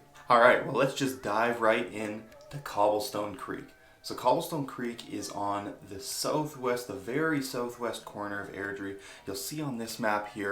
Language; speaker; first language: English; native; English